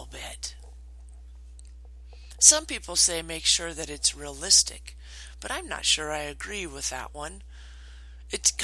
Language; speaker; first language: English; native; English